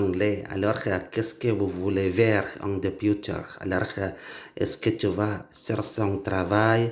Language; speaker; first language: French; non-native, learner; Indonesian